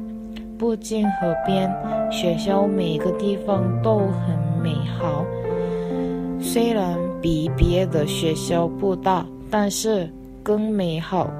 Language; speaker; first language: Chinese; non-native, learner; Korean